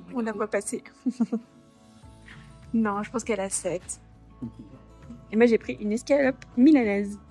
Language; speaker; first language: French; native; French